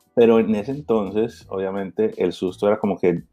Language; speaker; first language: Spanish; early bilingual, heritage; Spanish